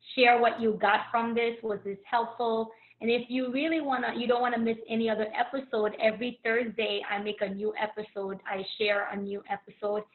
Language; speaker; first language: English; early bilingual, other home language; Haitian Creole